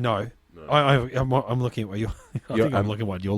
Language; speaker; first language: English; native; English